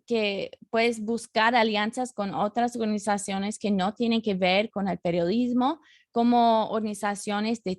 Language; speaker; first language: Spanish; non-native, fluent; English